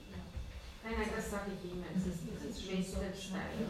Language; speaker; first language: German; non-native, fluent; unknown